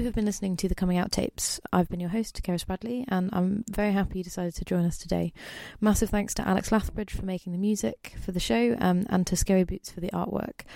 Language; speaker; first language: English; native; English